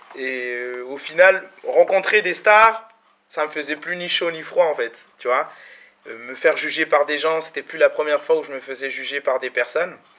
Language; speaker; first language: French; early bilingual, other home language; Malagasy